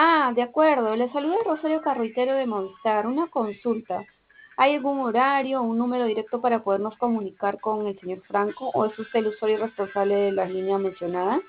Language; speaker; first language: Spanish; native; Spanish